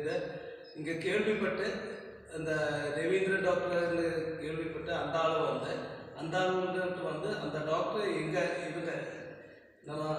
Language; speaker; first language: Tamil; non-native, local second language; Malayalam